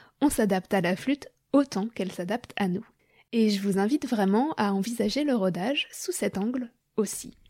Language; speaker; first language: French; native; French